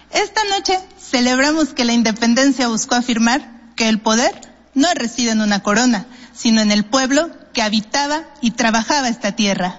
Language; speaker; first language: Spanish; native; Spanish